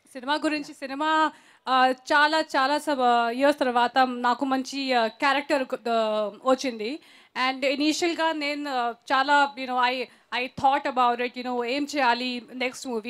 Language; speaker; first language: Telugu; non-native, learner; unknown